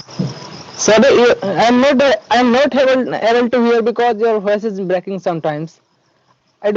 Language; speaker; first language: English; non-native, learner; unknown